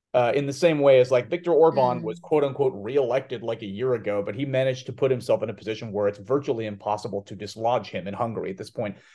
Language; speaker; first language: English; native; English